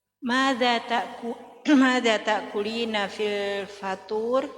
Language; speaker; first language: Arabic; non-native, learner; Indonesian